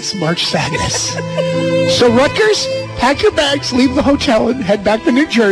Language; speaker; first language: English; native; English